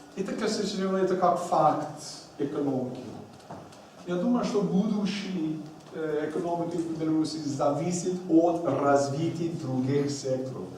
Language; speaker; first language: Russian; non-native, learner; English